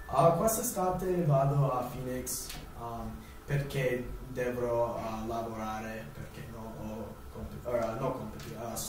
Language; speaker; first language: Italian; non-native, learner; English